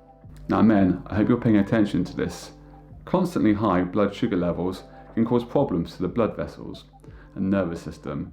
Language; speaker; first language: English; native; English